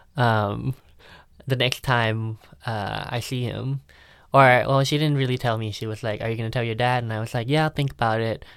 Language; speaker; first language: English; early bilingual, other home language; Thai